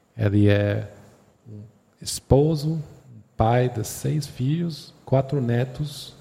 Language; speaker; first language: Portuguese; non-native, fluent; English